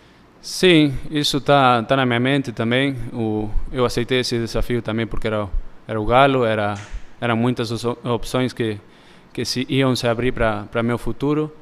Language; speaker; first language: Portuguese; early bilingual, heritage; Spanish